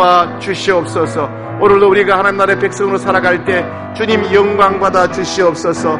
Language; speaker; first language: Korean; native; Korean